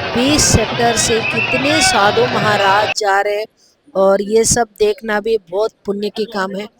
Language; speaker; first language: Hindi; non-native, local second language; Telugu